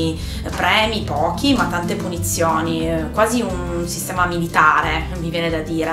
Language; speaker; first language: Italian; native; Italian